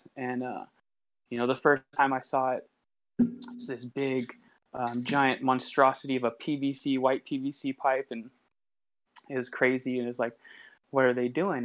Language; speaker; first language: English; native; English